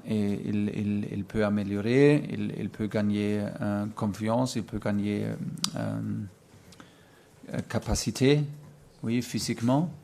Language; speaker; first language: French; non-native, fluent; German